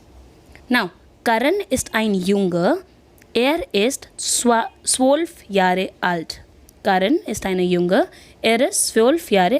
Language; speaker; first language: German; non-native, fluent; Hindi